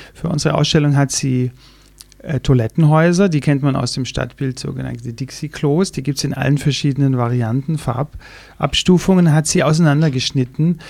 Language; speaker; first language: German; native; German